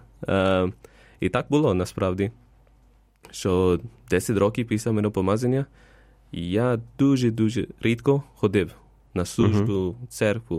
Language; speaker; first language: Ukrainian; non-native, fluent; Spanish